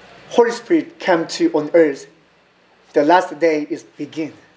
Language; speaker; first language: English; non-native, learner; Korean